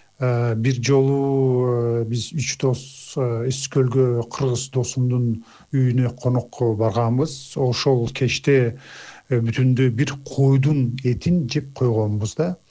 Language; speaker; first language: Kyrgyz; non-native, local second language; Azerbaijani